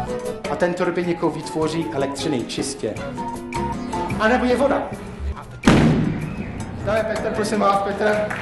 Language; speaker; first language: Czech; non-native, fluent; English